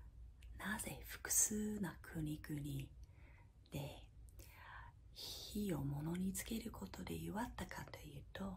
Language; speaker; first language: Japanese; non-native, fluent; English